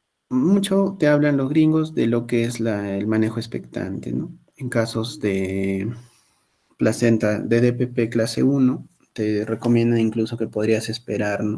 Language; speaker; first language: Spanish; native; Spanish